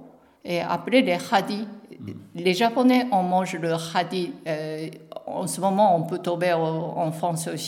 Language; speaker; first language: French; non-native, learner; Japanese